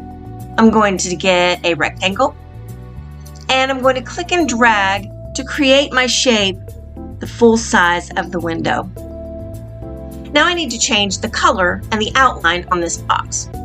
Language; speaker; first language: English; native; English